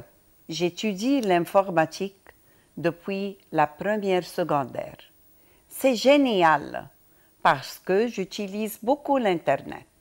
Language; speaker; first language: French; non-native, fluent; Arabic